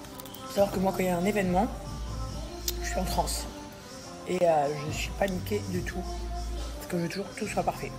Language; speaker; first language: French; native; French